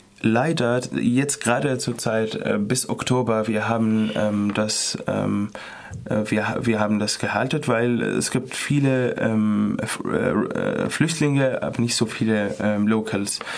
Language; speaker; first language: German; non-native, fluent; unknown